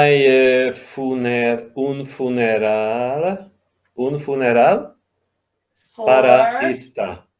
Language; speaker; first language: Spanish; non-native, learner; English